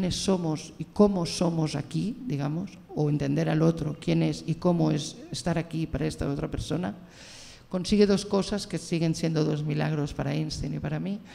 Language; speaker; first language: Spanish; native; Spanish